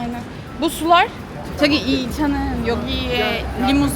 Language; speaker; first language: Korean; non-native, fluent; Turkish